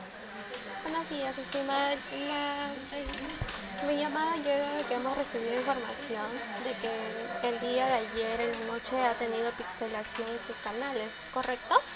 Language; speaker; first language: Spanish; native; Spanish